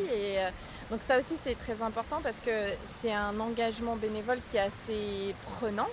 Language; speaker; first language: French; native; French